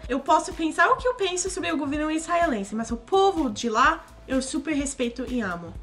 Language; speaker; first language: Portuguese; non-native, fluent; English